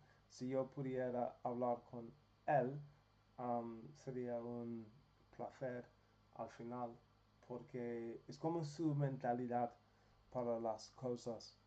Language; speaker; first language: Spanish; non-native, learner; English